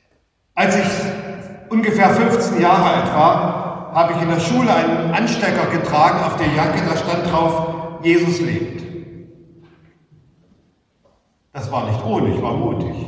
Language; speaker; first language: German; native; German